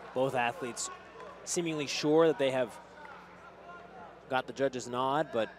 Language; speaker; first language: English; native; English